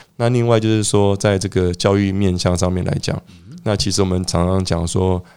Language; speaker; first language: Chinese; native; Chinese